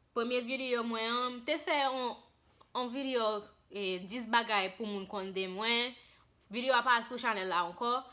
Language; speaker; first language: Haitian Creole; early bilingual, heritage; Haitian Creole